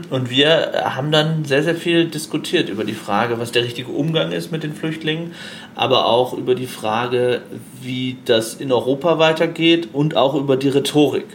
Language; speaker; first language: German; native; German